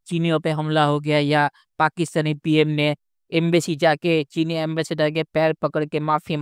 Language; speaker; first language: Hindi; native; Hindi